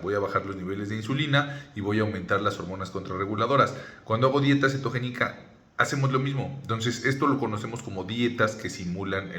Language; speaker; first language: Spanish; native; Spanish